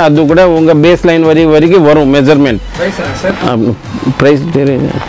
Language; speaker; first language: Tamil; non-native, local second language; Hindi